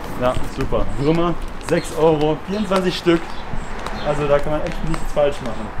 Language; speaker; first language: German; native; German